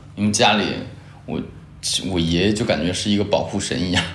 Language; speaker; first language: Chinese; native; Chinese